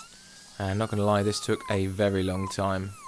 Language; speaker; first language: English; native; English